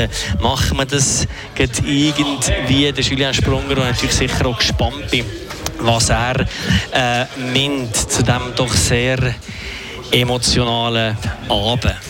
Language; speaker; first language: German; native; German